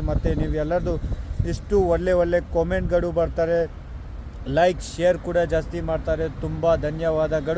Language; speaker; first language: Kannada; non-native, local second language; Ladakhi